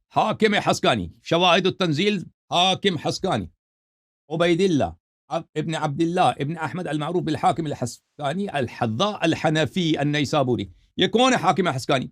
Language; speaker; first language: Urdu; native; Urdu